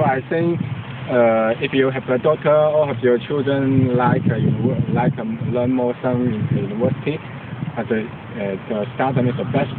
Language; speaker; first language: English; non-native, learner; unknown